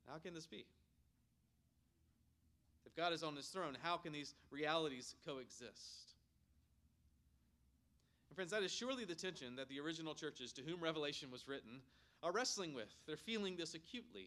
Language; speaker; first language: English; native; English